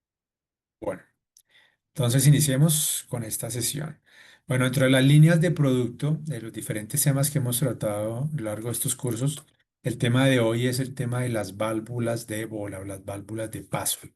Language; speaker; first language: Spanish; native; Spanish